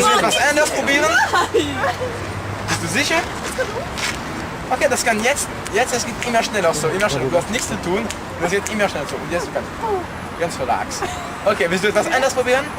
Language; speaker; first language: German; non-native, learner; French